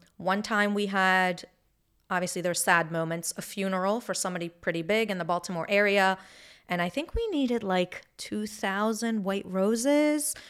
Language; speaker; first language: English; early bilingual, other home language; Hebrew